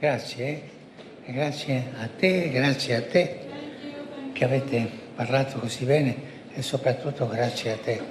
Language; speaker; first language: Italian; non-native, fluent; Spanish